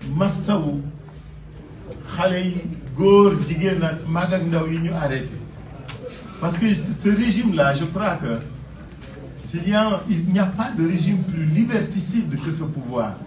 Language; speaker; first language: Wolof; native; Wolof